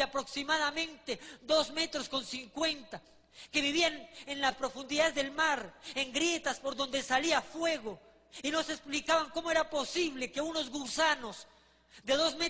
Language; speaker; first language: Spanish; native; Spanish